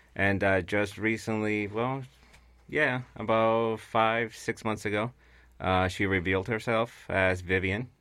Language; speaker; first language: English; non-native, fluent; Spanish